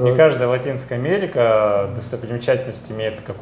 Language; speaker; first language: Russian; native; Russian